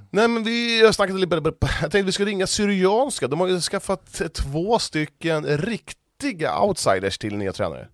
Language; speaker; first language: Swedish; native; Swedish